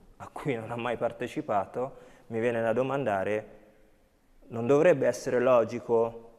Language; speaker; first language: Italian; early bilingual, other home language; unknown